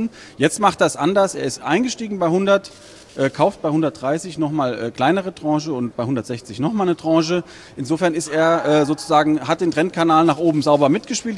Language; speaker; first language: German; native; German